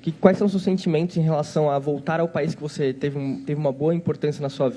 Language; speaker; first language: Portuguese; native; Portuguese